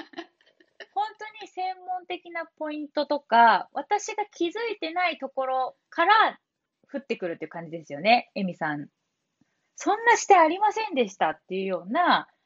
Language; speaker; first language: Japanese; native; Japanese